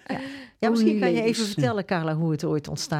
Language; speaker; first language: Dutch; native; Dutch